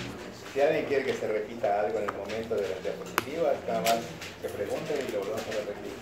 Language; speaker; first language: Spanish; native; Spanish